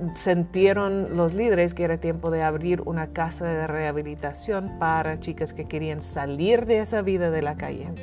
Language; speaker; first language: Spanish; non-native, fluent; English